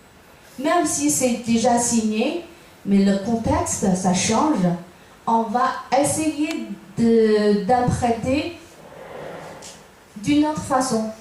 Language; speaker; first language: French; non-native, fluent; Chinese